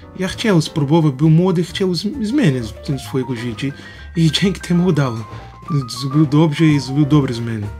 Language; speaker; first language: Polish; non-native, learner; Portuguese